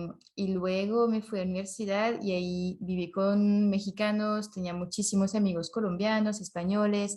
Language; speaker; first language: Spanish; non-native, fluent; French